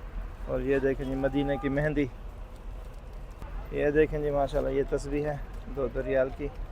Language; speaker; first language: Hindi; native; Hindi